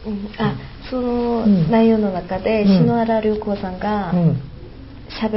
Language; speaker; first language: Japanese; non-native, fluent; Korean